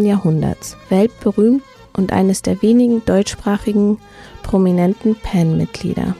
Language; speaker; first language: German; native; German